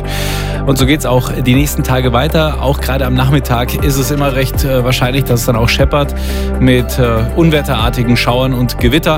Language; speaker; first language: German; native; German